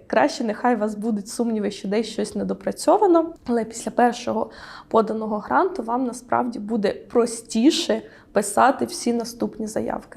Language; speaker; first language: Ukrainian; native; Ukrainian